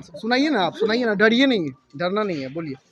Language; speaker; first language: Hindi; native; Hindi